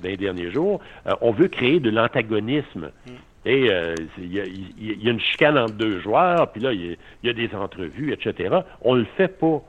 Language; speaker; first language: French; native; French